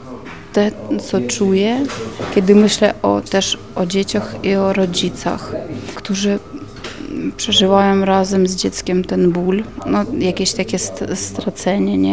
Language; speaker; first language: Polish; non-native, fluent; Ukrainian